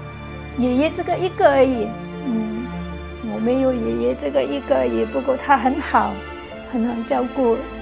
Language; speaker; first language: Chinese; non-native, fluent; Burmese